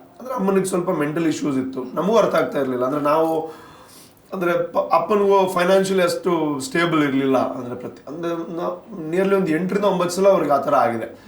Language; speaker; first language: Kannada; non-native, local second language; Tulu